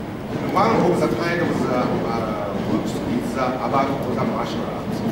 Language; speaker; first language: English; non-native, learner; Japanese